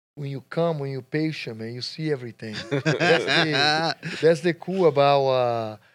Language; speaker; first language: English; non-native, learner; Portuguese